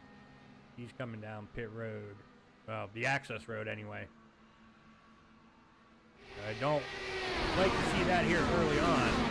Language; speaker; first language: English; native; English